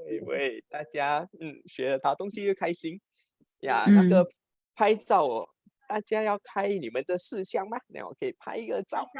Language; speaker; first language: Chinese; native; Chinese